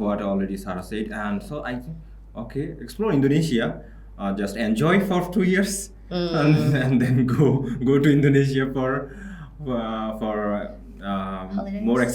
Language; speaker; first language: English; non-native, local second language; Bangla